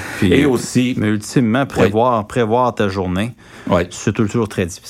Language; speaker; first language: French; native; French